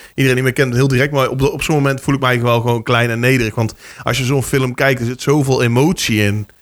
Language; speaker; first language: Dutch; native; Dutch